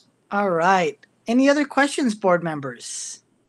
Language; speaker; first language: English; native; English